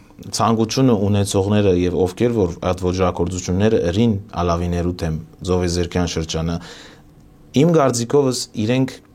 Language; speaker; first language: Armenian; early bilingual, heritage; Armenian